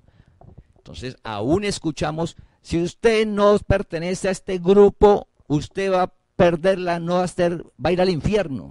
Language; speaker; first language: Spanish; native; Spanish